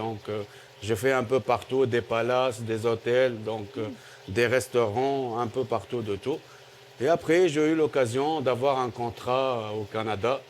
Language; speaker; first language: French; non-native, local second language; Arabic